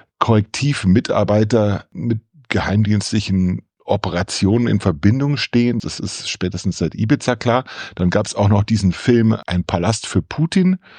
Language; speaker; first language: German; non-native, fluent; English